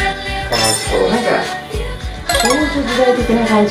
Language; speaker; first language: Japanese; native; Japanese